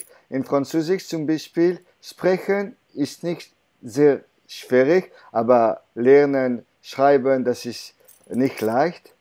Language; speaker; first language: German; non-native, learner; French